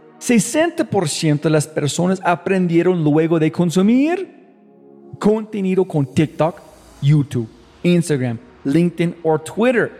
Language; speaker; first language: Spanish; non-native, fluent; English